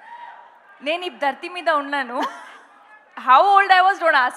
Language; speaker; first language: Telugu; non-native, local second language; Hindi